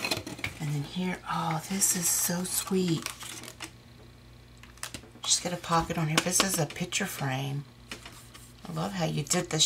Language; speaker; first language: English; native; English